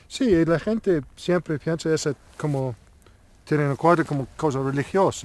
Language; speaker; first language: Spanish; non-native, learner; English